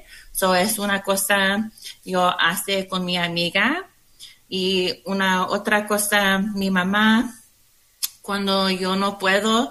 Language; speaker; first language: Spanish; non-native, learner; English